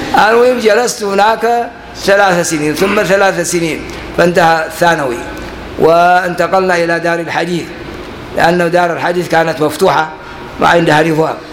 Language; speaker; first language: Arabic; non-native, fluent; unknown